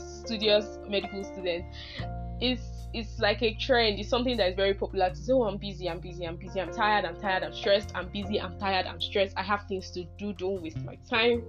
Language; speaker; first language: English; non-native, local second language; Yoruba